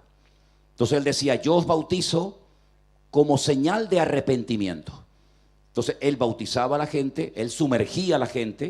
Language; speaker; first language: Spanish; native; Spanish